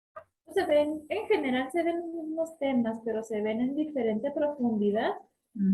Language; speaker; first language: Spanish; native; Spanish